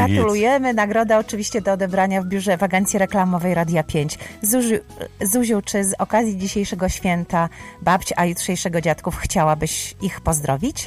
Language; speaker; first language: Polish; native; Polish